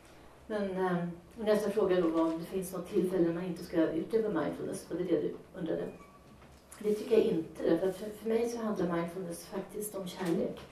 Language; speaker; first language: Swedish; native; Swedish